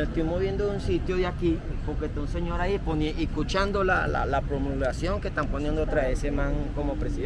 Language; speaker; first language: Spanish; native; Spanish